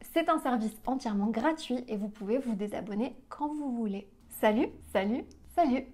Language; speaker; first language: French; native; French